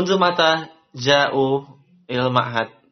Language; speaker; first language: Arabic; non-native, fluent; Indonesian